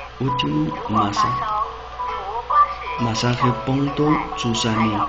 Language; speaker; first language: Spanish; non-native, learner; Chinese